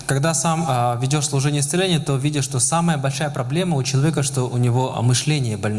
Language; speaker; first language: Russian; native; Russian